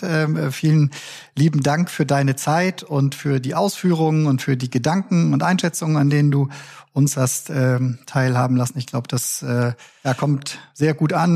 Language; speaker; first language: German; native; German